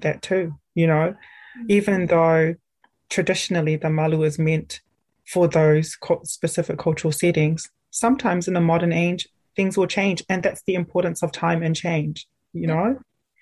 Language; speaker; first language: English; native; English